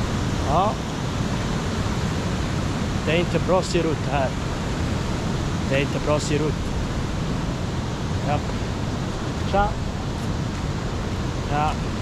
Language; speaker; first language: Swedish; non-native, learner; Somali